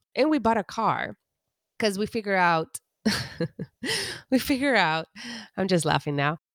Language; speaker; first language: English; non-native, fluent; Spanish